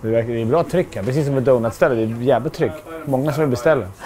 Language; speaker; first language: Swedish; native; Swedish